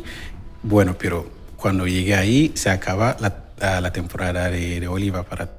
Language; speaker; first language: Spanish; non-native, learner; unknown